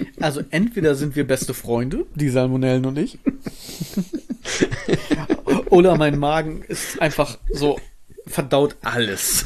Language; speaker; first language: German; native; German